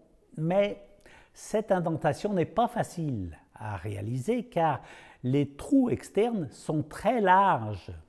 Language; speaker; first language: French; native; French